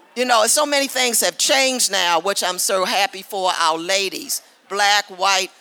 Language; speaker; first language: English; native; English